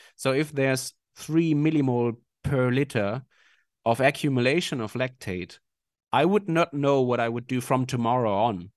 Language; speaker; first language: English; non-native, fluent; German